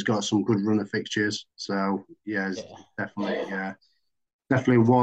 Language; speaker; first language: English; native; English